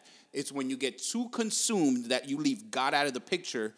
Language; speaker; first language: English; native; English